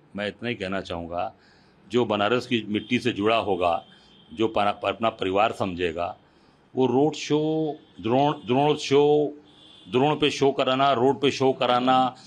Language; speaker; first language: Hindi; native; Hindi